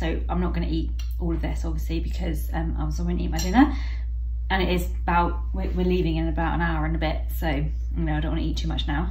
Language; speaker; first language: English; native; English